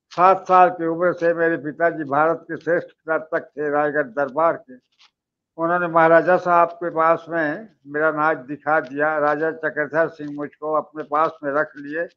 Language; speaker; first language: Hindi; native; Hindi